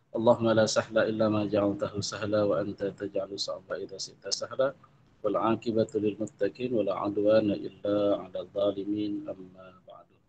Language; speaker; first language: Arabic; non-native, fluent; Indonesian